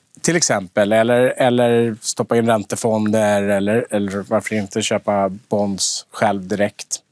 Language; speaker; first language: Swedish; native; Swedish